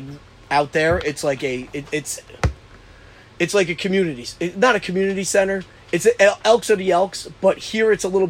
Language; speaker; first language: English; native; English